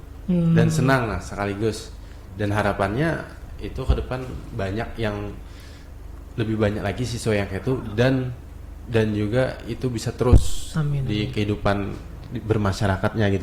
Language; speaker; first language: Indonesian; non-native, local second language; Banjar